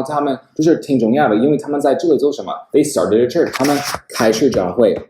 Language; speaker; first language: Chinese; non-native, fluent; English